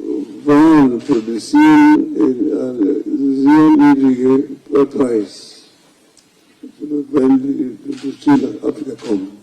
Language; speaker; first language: German; non-native, fluent; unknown